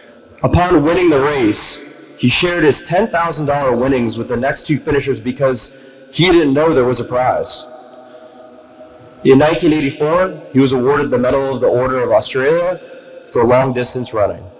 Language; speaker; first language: English; native; English